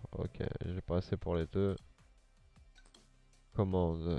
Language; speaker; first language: French; native; French